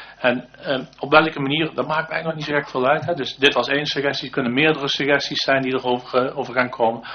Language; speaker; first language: Dutch; native; Dutch